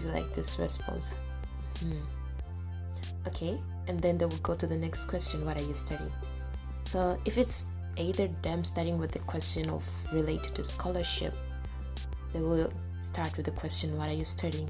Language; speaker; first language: English; non-native, local second language; Swahili